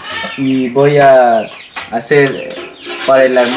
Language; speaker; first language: Spanish; non-native, local second language; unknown